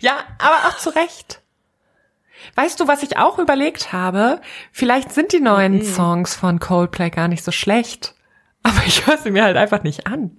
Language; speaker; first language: German; native; German